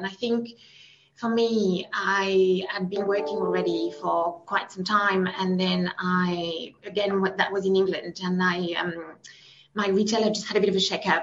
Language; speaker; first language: English; non-native, fluent; French